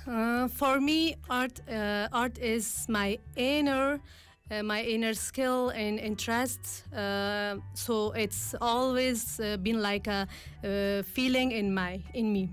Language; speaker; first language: English; non-native, learner; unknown